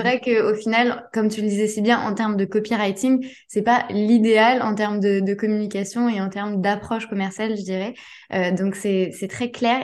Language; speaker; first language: French; native; French